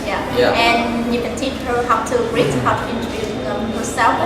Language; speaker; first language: English; non-native, learner; Vietnamese